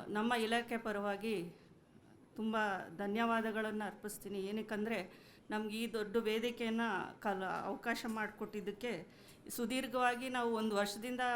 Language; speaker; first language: Kannada; native; Kannada